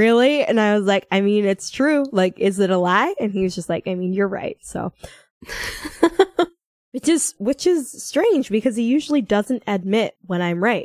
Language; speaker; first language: English; native; English